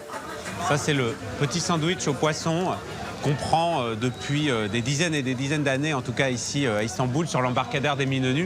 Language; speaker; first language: French; native; French